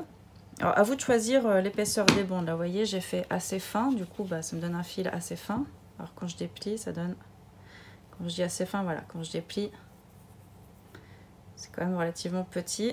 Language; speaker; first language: French; native; French